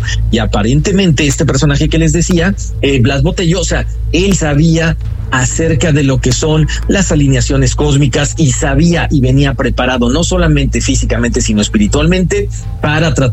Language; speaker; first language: Spanish; native; Spanish